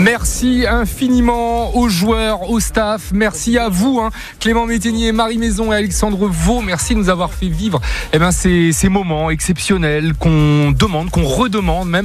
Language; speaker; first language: French; native; French